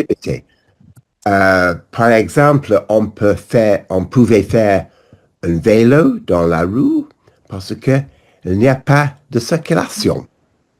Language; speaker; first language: French; non-native, learner; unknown